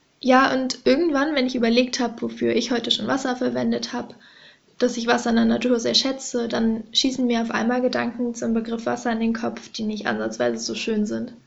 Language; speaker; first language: German; native; German